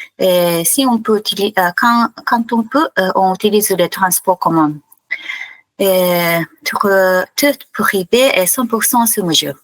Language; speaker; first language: French; non-native, fluent; Japanese